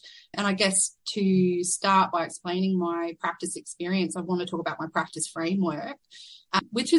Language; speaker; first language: English; native; English